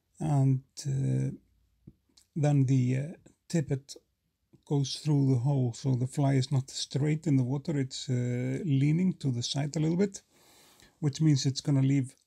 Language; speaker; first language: English; non-native, fluent; Icelandic